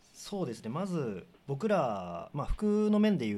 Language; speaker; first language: Japanese; native; Japanese